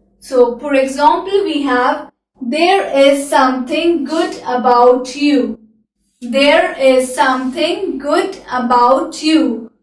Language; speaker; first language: English; non-native, local second language; Hindi